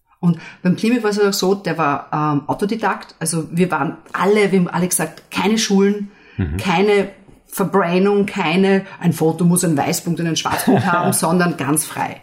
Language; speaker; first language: German; native; German